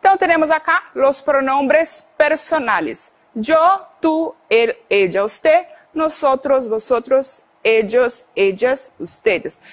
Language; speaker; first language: Spanish; non-native, fluent; Portuguese